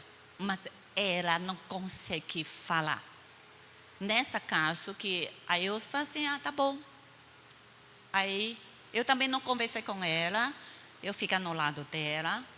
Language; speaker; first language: Portuguese; non-native, fluent; Chinese